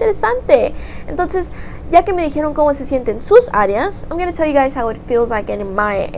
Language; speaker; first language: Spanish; early bilingual, heritage; Spanish